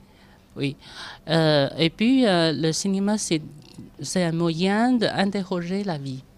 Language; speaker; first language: French; non-native, fluent; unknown